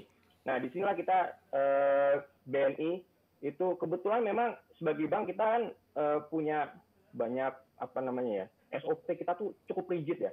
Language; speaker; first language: Indonesian; native; Indonesian